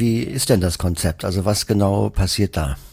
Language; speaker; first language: German; native; German